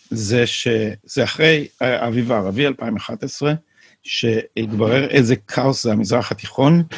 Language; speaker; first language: Hebrew; native; Hebrew